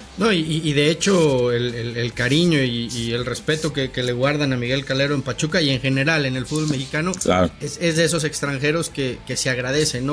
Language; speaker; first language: Spanish; native; Spanish